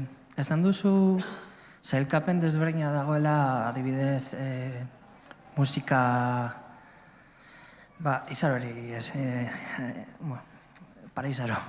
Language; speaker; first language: Basque; non-native, learner; Spanish